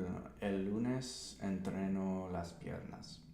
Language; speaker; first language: Spanish; non-native, learner; English